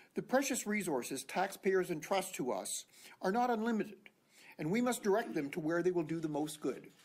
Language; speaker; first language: English; native; English